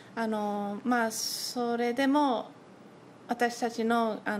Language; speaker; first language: Japanese; early bilingual, heritage; Japanese